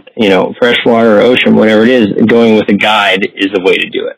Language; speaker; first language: English; native; English